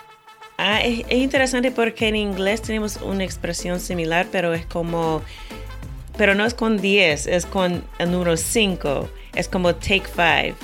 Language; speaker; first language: Spanish; non-native, fluent; English